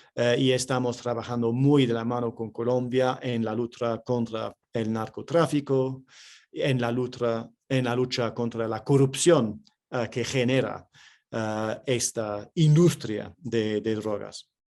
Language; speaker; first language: Spanish; non-native, fluent; English